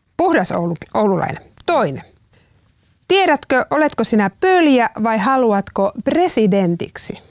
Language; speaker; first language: Finnish; native; Finnish